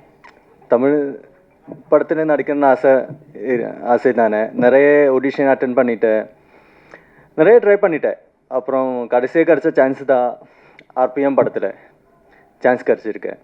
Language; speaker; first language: Tamil; non-native, fluent; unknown